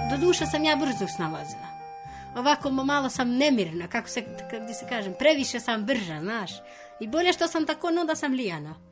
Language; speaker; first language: Serbian; non-native, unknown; Albanian